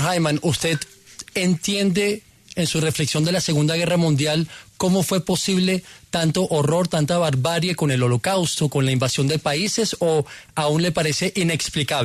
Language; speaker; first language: Spanish; native; Spanish